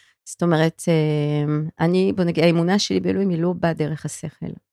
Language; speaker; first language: Hebrew; non-native, fluent; French